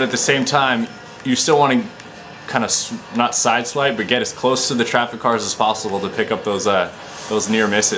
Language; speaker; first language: English; native; English